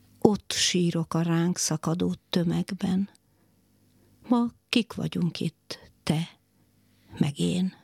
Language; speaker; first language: Hungarian; native; Hungarian